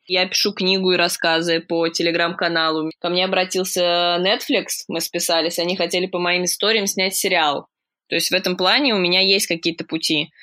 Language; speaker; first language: Russian; native; Russian